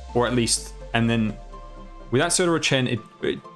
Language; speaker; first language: English; native; English